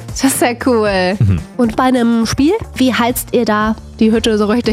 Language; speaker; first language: German; native; German